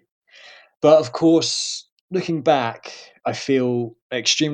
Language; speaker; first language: English; native; English